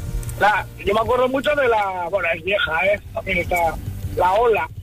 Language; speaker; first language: Spanish; native; Spanish